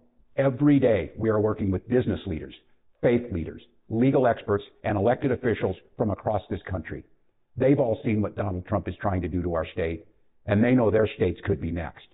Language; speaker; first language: English; native; English